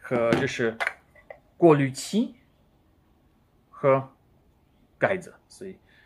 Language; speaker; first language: Chinese; non-native, learner; English